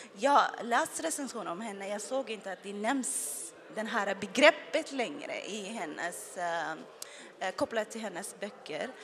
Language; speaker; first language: Swedish; non-native, fluent; Arabic